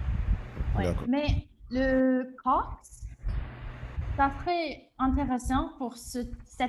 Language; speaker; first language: French; non-native, fluent; English